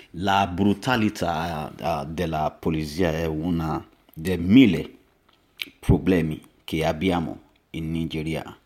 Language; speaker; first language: Italian; non-native, learner; Yoruba